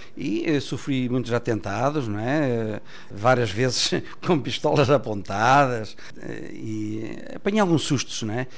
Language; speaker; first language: Portuguese; native; Portuguese